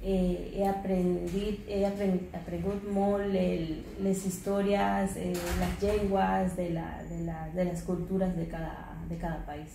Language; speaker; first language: Catalan; non-native, learner; Spanish